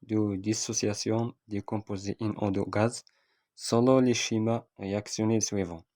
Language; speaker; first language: French; non-native, local second language; Arabic